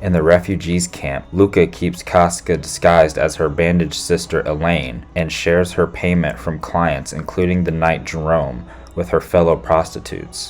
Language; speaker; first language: English; native; English